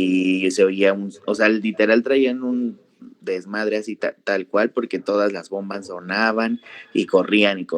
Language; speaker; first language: Spanish; native; Spanish